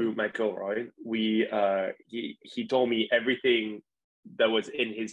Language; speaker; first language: English; non-native, fluent; French